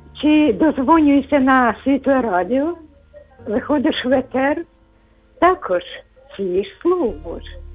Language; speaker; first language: Ukrainian; native; Ukrainian